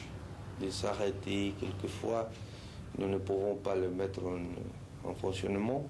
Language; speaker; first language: French; non-native, fluent; Spanish